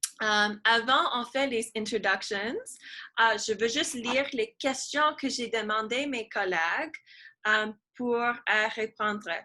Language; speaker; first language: French; non-native, learner; English